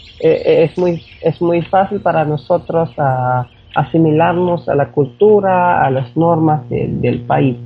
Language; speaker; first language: Spanish; non-native, fluent; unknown